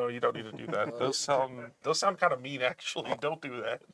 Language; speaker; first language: English; native; English